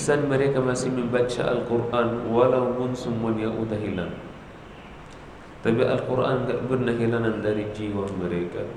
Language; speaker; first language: Indonesian; non-native, learner; Arabic